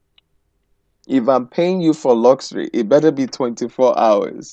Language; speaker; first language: English; non-native, local second language; Igbo